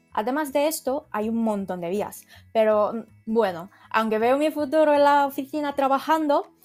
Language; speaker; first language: Spanish; non-native, fluent; Korean